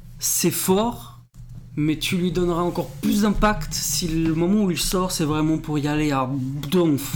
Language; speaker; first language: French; early bilingual, other home language; Portuguese